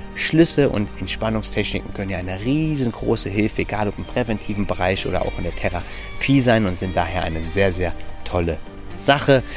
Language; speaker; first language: German; native; German